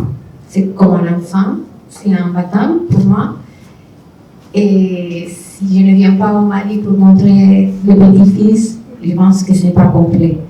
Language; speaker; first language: French; non-native, fluent; Spanish